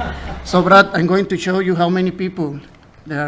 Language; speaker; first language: English; non-native, learner; Spanish